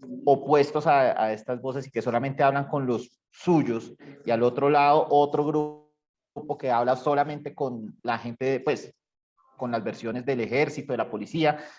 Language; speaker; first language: Spanish; native; Spanish